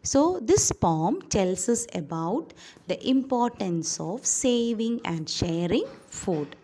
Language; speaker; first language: English; non-native, local second language; Malayalam